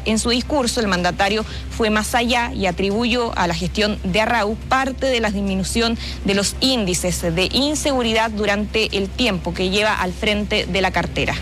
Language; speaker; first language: Spanish; native; Spanish